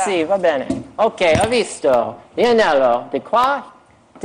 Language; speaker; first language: Italian; non-native, learner; English